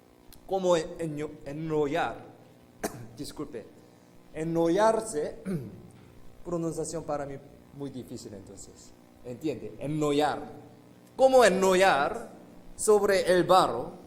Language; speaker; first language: Spanish; non-native, fluent; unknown